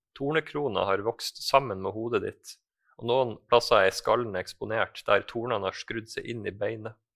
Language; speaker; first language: Norwegian; native; Norwegian